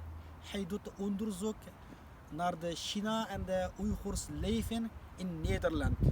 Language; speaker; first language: Dutch; non-native, learner; Uyghur